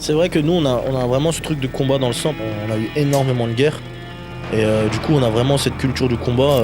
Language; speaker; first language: French; early bilingual, other home language; Chechen